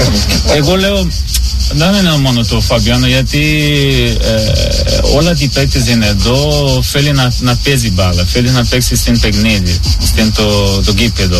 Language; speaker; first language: Greek; non-native, learner; Portuguese